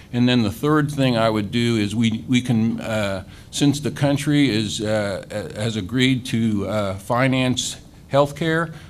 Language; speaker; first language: English; native; English